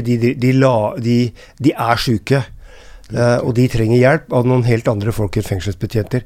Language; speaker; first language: Norwegian; native; Norwegian